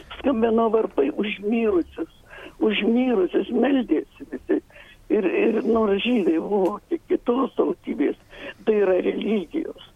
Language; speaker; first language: Lithuanian; native; Lithuanian